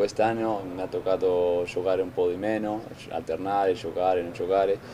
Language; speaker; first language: Italian; non-native, fluent; Spanish